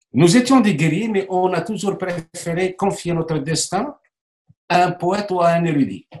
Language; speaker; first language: French; non-native, local second language; Arabic